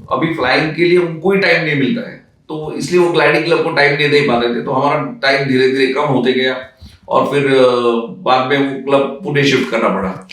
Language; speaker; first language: Hindi; non-native, local second language; Marathi